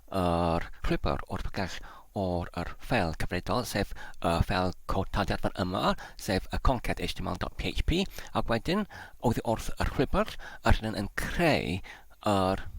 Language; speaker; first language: Welsh; non-native, learner; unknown